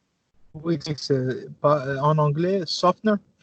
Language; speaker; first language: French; non-native, learner; English